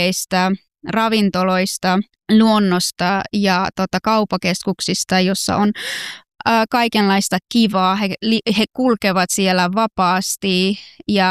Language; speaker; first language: Finnish; early bilingual, other home language; Persian